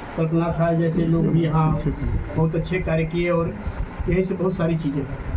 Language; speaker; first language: Hindi; native; Hindi